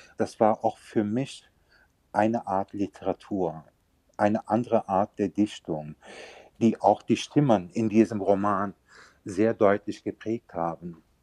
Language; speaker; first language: German; early bilingual, other home language; Turkish